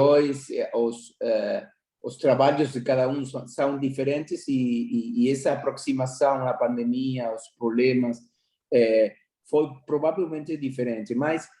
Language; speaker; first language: Portuguese; non-native, fluent; Spanish